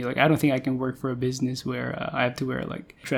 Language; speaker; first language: English; non-native, local second language; Filipino